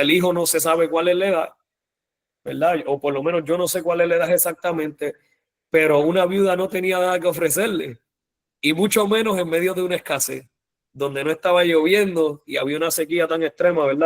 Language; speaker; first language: Spanish; native; Spanish